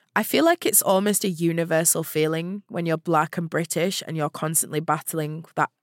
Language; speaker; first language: English; native; English